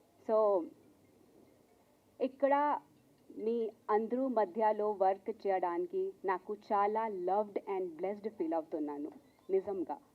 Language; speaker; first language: Telugu; non-native, learner; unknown